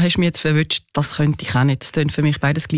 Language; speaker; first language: German; native; German